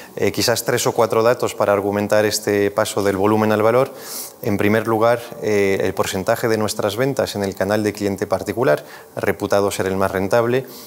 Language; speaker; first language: Spanish; non-native, fluent; French